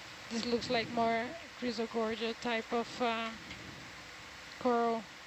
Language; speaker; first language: English; non-native, fluent; Portuguese